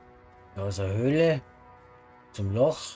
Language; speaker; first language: German; native; German